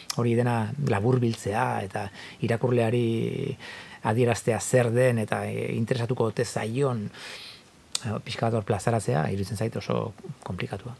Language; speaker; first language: Basque; native; Basque